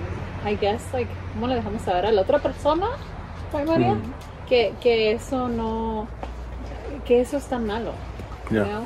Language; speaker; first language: Spanish; early bilingual, heritage; Spanish